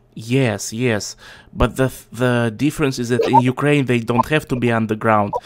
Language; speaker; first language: English; non-native, fluent; Russian